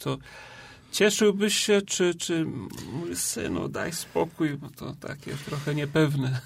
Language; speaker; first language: Polish; native; Polish